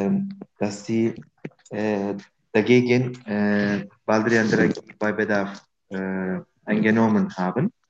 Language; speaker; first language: German; non-native, learner; Turkish